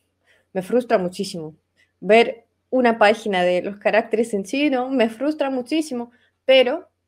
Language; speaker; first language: Spanish; non-native, fluent; Russian